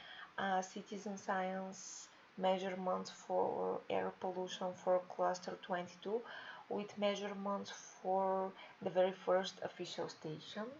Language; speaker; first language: English; non-native, fluent; Bulgarian